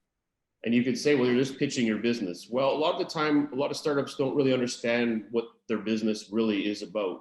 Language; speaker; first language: English; native; English